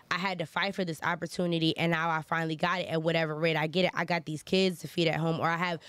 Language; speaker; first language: English; native; English